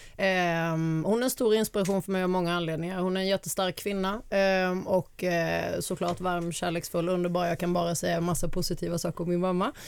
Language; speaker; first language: Swedish; native; Swedish